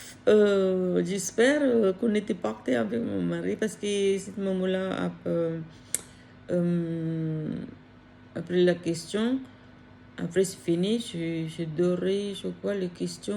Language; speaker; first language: French; non-native, learner; Filipino